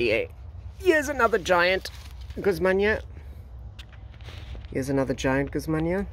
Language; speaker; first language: English; native; English